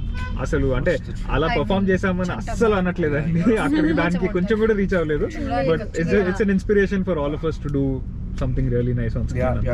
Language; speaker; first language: Telugu; native; Telugu